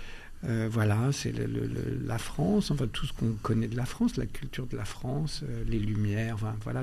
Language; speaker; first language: French; early bilingual, other home language; Albanian